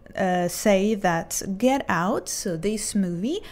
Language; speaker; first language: English; non-native, fluent; Hebrew